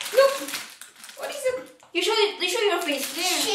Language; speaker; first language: English; non-native, learner; Filipino